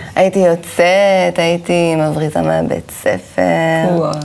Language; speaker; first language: Hebrew; native; Hebrew